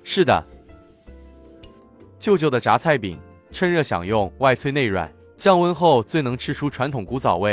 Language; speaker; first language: Chinese; native; Chinese